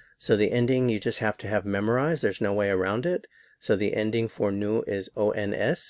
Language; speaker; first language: English; native; English